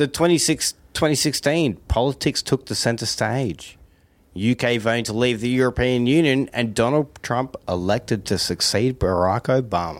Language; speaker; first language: English; native; English